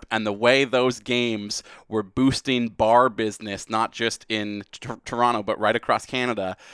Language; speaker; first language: English; native; English